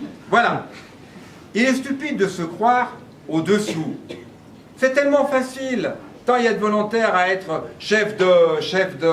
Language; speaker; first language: French; native; French